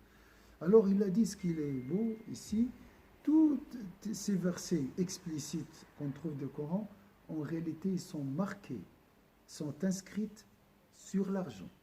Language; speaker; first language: French; non-native, local second language; Arabic